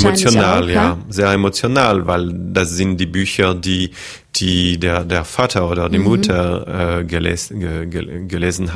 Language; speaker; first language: German; non-native, fluent; French